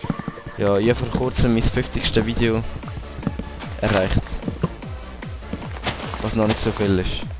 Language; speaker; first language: German; native; German